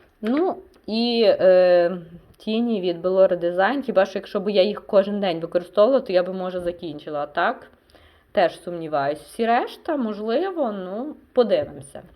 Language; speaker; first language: Ukrainian; non-native, local second language; Russian